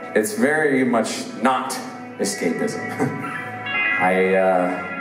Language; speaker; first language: English; native; English